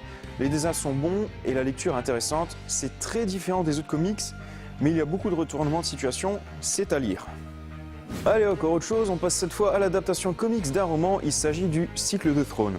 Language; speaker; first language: French; native; French